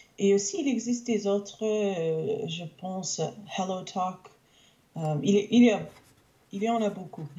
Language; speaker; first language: French; non-native, fluent; English